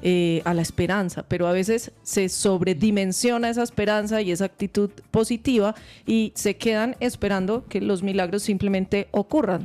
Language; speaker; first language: Spanish; native; Spanish